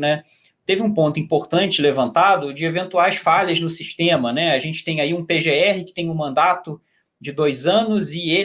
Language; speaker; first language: Portuguese; native; Portuguese